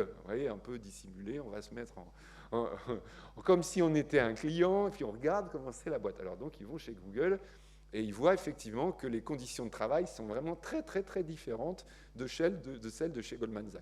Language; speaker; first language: French; native; French